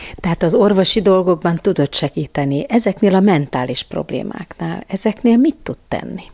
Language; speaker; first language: Hungarian; native; Hungarian